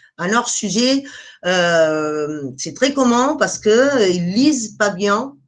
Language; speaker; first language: French; non-native, fluent; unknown